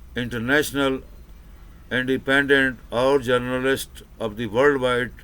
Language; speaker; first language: English; non-native, local second language; Urdu